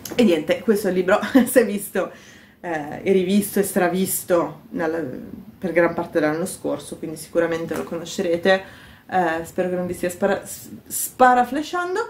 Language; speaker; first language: Italian; native; Italian